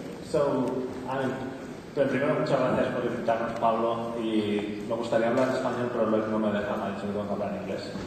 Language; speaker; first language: Spanish; native; Spanish